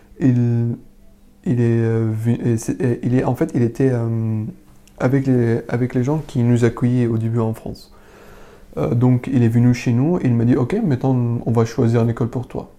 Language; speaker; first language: French; non-native, learner; Arabic